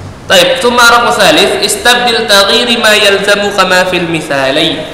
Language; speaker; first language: Arabic; non-native, fluent; Indonesian